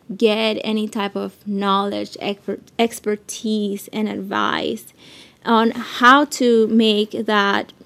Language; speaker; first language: English; early bilingual, other home language; Spanish